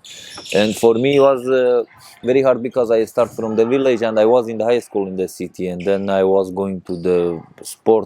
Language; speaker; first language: English; non-native, learner; Persian